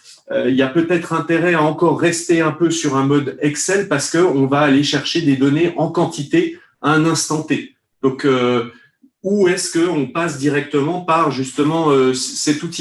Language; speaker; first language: French; native; French